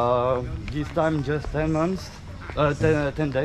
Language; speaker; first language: English; non-native, learner; French